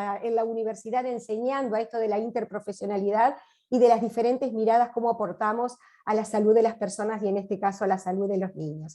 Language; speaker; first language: Spanish; native; Spanish